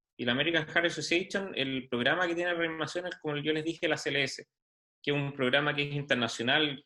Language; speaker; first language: Spanish; native; Spanish